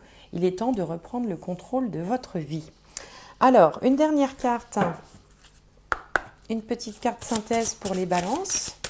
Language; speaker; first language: French; native; French